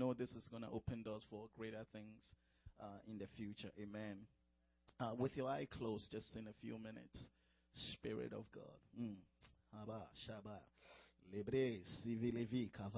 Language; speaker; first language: English; non-native, local second language; Akan